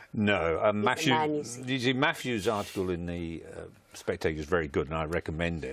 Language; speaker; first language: English; native; English